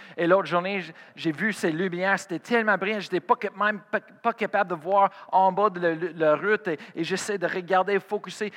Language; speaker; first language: French; non-native, fluent; English